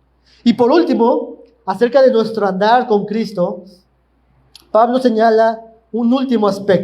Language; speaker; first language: Spanish; native; Spanish